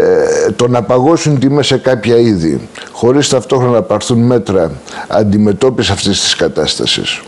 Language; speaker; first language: Greek; native; Greek